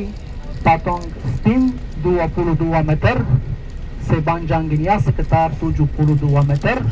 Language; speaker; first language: Indonesian; non-native, fluent; Arabic